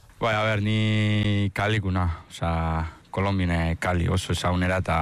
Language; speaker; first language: Basque; early bilingual, other home language; Spanish